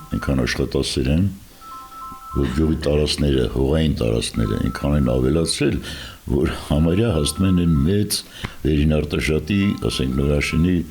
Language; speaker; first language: Armenian; native; Armenian